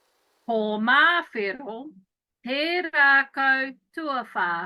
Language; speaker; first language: Māori; non-native, learner; English